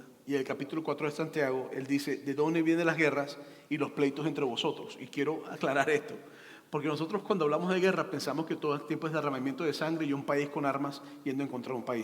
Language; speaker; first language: Spanish; native; Spanish